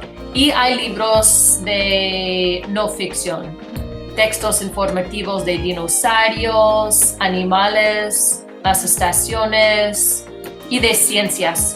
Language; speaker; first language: Spanish; non-native, fluent; English